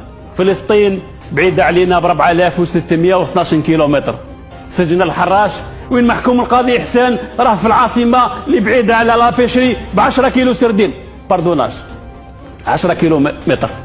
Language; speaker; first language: Arabic; native; Arabic